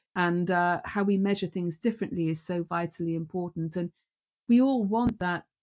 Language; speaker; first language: English; native; English